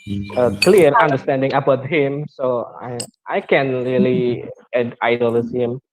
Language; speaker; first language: English; non-native, learner; Indonesian